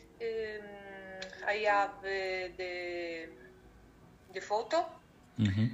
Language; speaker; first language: English; non-native, learner; Italian